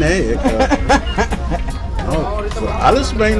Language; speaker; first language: Dutch; non-native, learner; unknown